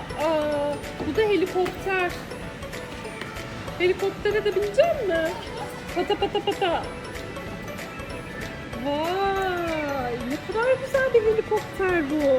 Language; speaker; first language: Turkish; native; Turkish